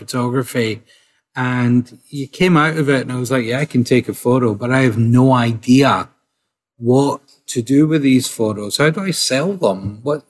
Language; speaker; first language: English; native; English